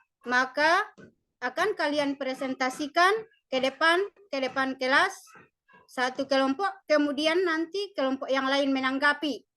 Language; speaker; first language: Indonesian; native; Indonesian